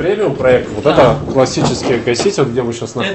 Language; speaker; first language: Russian; native; Russian